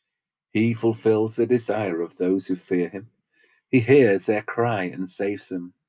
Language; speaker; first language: English; native; English